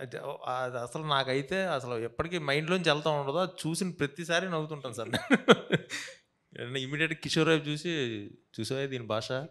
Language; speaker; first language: Telugu; native; Telugu